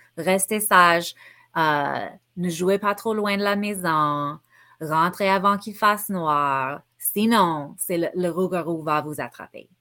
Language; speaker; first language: French; non-native, fluent; English